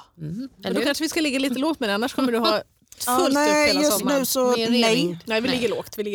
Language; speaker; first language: Swedish; native; Swedish